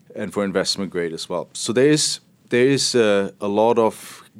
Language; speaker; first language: English; non-native, fluent; German